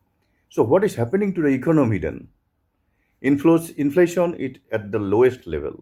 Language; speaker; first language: English; non-native, local second language; Assamese